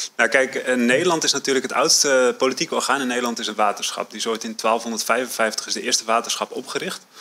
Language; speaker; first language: Dutch; native; Dutch